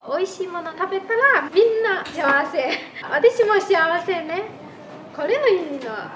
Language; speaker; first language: Japanese; non-native, learner; Chinese